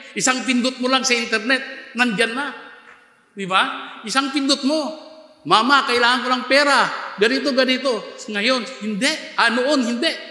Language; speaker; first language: Filipino; non-native, local second language; Iloko